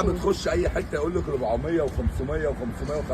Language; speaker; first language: Arabic; native; Arabic